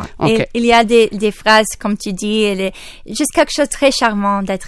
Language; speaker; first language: French; non-native, local second language; English